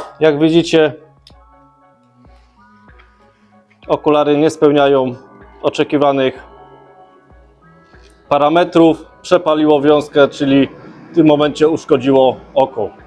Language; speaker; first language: Polish; native; Polish